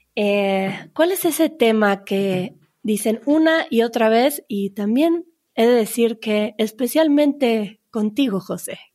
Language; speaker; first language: Spanish; native; Spanish